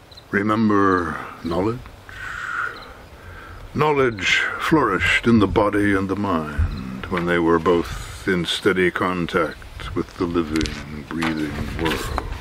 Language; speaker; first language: English; native; English